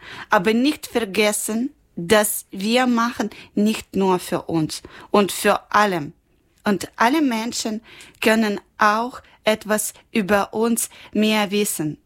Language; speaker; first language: German; non-native, learner; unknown